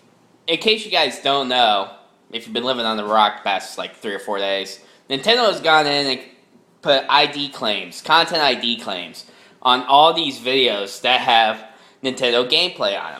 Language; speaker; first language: English; native; English